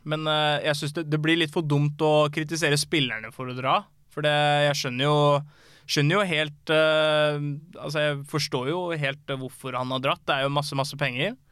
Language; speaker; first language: Norwegian; native; Norwegian